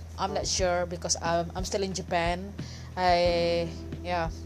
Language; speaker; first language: English; non-native, fluent; Indonesian